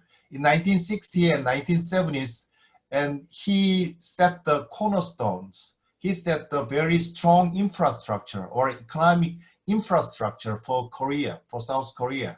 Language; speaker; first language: English; non-native, fluent; Korean